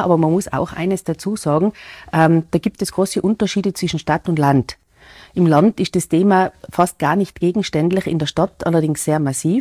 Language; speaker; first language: German; native; German